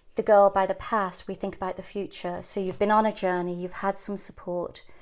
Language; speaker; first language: English; native; English